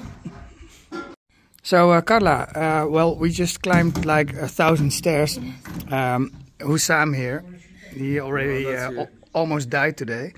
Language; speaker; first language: English; non-native, fluent; Dutch